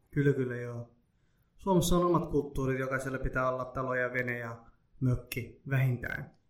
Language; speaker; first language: Finnish; early bilingual, other home language; Somali